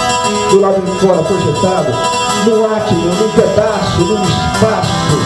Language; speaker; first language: Portuguese; native; Portuguese